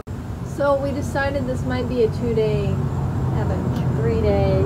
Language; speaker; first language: English; native; English